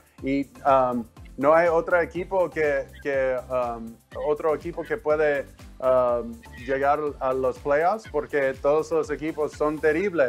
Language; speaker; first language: Spanish; non-native, learner; English